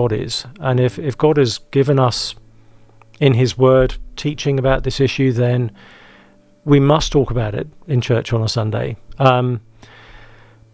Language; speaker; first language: English; native; English